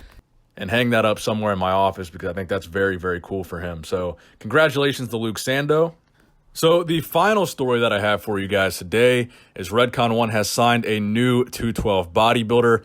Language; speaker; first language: English; native; English